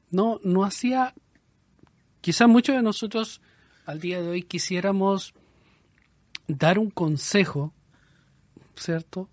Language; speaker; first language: Spanish; native; Spanish